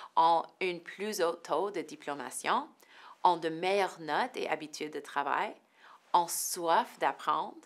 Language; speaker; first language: French; non-native, local second language; English